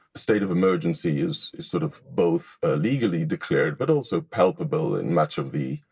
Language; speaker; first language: English; non-native, fluent; Hebrew